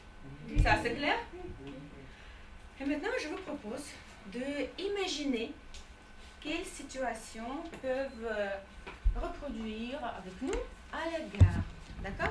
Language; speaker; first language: French; non-native, fluent; Russian